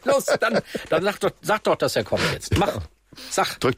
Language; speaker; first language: German; native; German